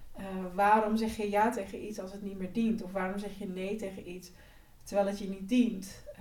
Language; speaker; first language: Dutch; early bilingual, other home language; Spanish